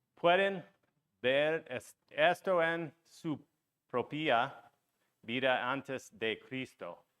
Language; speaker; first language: Spanish; non-native, learner; English